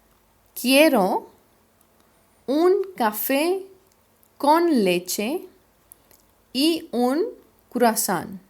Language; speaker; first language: Spanish; non-native, fluent; Hindi